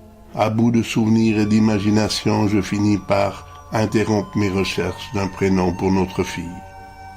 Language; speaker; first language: French; native; French